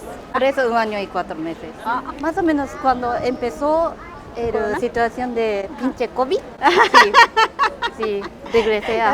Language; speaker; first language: Spanish; non-native, fluent; Japanese